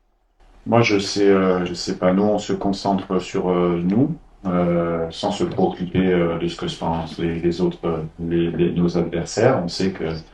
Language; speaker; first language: French; non-native, fluent; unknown